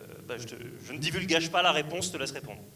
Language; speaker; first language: French; native; French